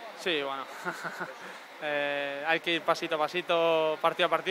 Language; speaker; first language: Spanish; native; Spanish